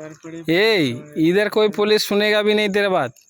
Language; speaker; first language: Hindi; non-native, local second language; Bangla